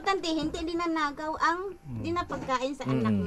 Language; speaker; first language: Filipino; non-native, local second language; Bikol